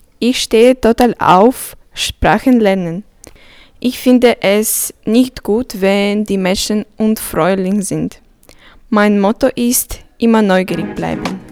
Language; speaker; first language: German; non-native, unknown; Ukrainian